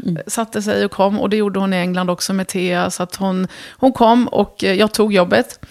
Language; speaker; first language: Swedish; early bilingual, other home language; Arabic